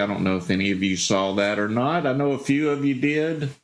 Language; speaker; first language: English; native; English